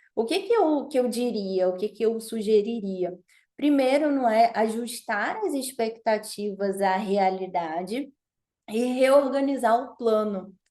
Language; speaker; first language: Portuguese; native; Portuguese